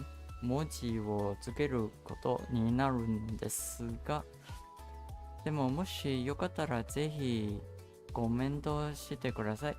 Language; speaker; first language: Japanese; non-native, learner; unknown